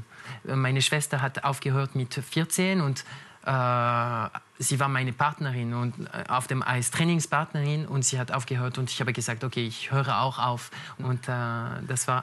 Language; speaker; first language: German; non-native, local second language; French